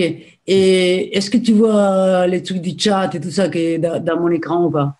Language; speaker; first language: French; native; French